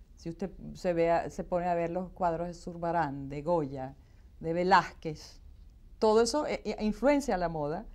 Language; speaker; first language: Spanish; native; Spanish